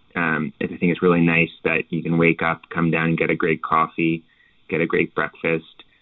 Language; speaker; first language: English; native; English